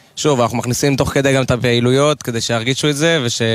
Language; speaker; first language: Hebrew; native; Hebrew